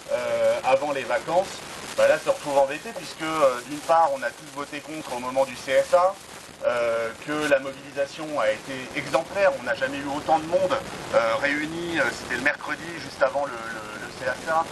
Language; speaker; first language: French; native; French